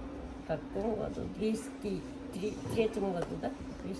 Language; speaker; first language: Russian; non-native, local second language; Kyrgyz